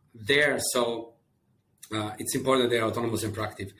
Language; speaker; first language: English; non-native, fluent; Italian